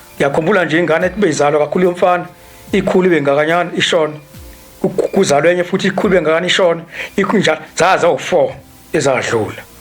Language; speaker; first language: Zulu; native; Zulu